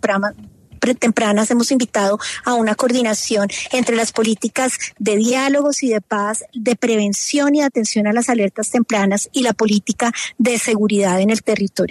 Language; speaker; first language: Spanish; native; Spanish